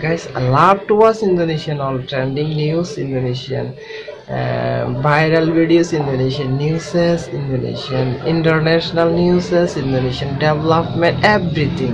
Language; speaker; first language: English; non-native, local second language; Bangla